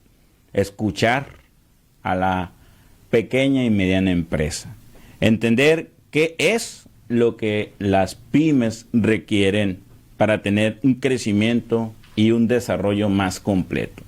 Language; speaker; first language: Spanish; native; Spanish